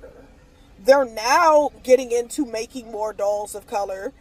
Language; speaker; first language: English; native; English